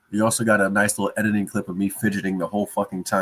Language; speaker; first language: English; native; English